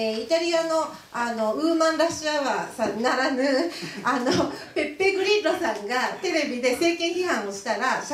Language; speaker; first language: Japanese; native; Japanese